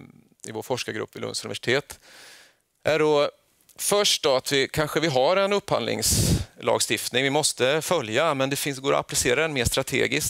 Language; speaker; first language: Swedish; native; Swedish